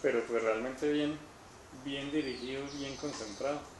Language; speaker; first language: Spanish; native; Spanish